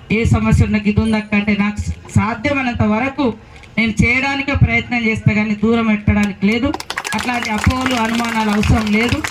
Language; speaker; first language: Telugu; non-native, local second language; Koya